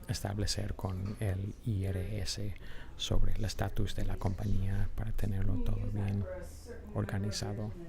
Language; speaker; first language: Spanish; non-native, fluent; English